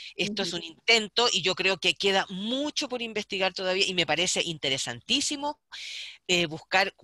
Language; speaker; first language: Spanish; native; Spanish